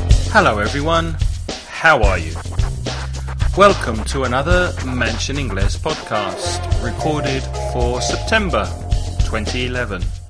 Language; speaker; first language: English; native; English